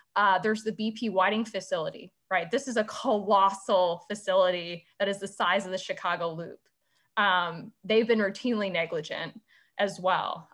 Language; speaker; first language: English; native; English